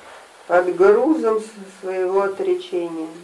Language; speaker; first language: Russian; native; Russian